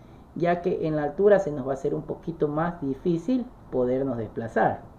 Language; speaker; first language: Spanish; native; Spanish